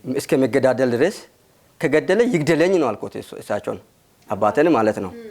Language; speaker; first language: Amharic; non-native, local second language; Sidamo